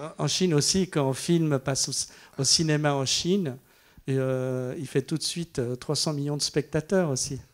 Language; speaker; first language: French; native; French